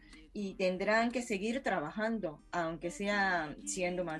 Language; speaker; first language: Spanish; non-native, fluent; Japanese